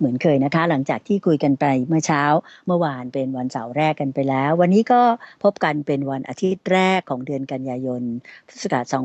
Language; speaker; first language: Thai; native; Thai